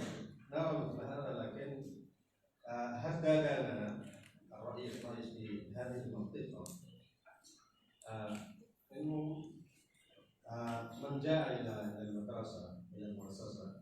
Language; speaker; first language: Arabic; non-native, fluent; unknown